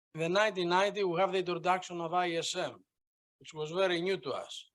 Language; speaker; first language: English; non-native, fluent; Greek